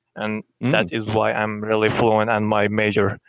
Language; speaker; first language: English; non-native, fluent; Persian